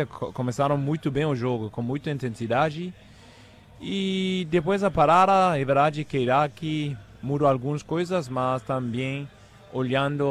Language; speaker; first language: Portuguese; non-native, fluent; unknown